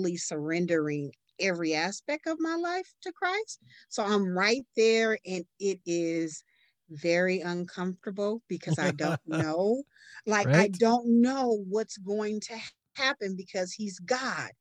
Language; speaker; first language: English; native; English